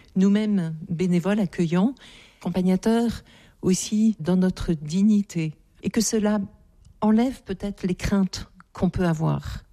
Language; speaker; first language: French; native; French